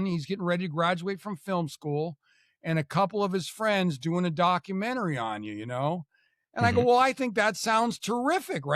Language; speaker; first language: English; native; English